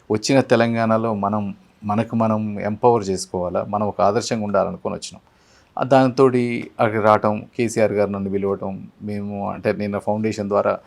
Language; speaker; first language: Telugu; native; Telugu